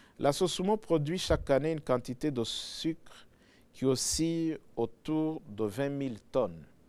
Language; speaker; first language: French; non-native, local second language; Rundi